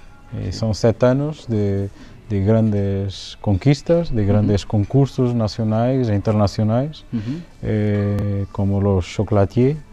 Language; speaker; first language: Spanish; non-native, learner; Portuguese